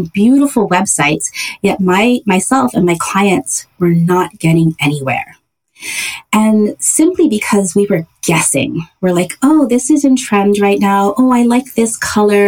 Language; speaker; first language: English; native; English